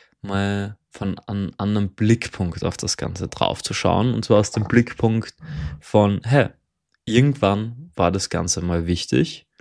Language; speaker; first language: German; native; German